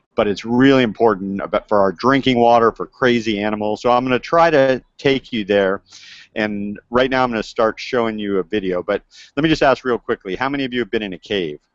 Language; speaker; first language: English; native; English